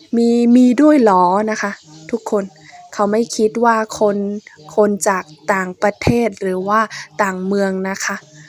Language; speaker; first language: Thai; non-native, local second language; Shan